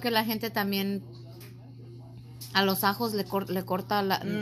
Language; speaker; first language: Spanish; early bilingual, heritage; Spanish